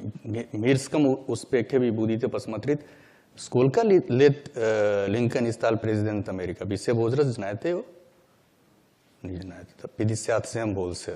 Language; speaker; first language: Russian; non-native, learner; Hindi